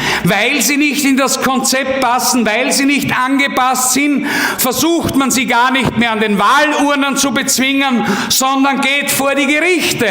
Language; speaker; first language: German; native; German